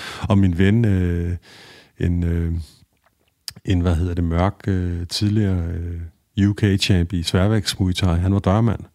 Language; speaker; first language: Danish; native; Danish